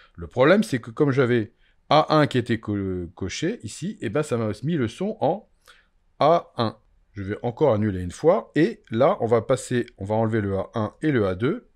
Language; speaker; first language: French; native; French